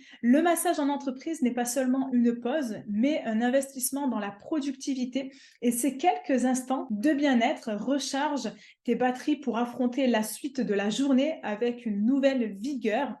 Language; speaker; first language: French; native; French